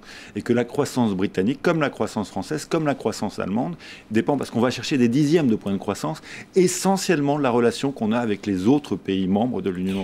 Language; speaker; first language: French; native; French